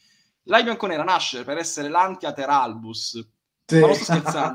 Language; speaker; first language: Italian; native; Italian